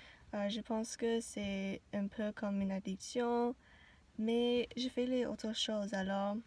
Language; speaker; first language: French; non-native, learner; English